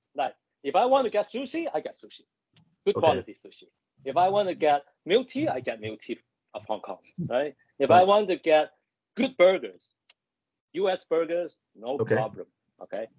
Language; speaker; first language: English; non-native, local second language; Cantonese